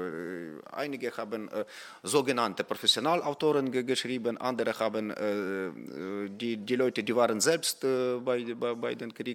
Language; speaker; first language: German; non-native, fluent; Ukrainian